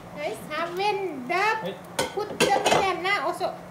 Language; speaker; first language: Norwegian; non-native, learner; Thai